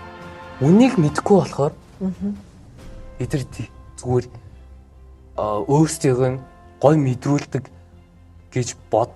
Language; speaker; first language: Mongolian; early bilingual, heritage; Mongolian